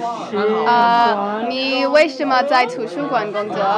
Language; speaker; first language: Chinese; non-native, learner; English